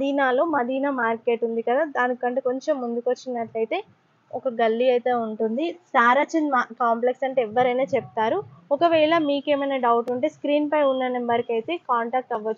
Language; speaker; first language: Telugu; native; Telugu